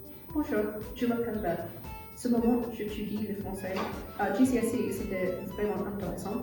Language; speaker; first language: French; non-native, learner; English